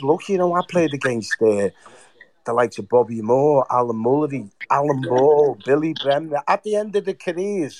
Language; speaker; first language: English; native; English